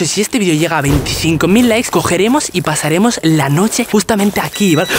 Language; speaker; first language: Spanish; native; Spanish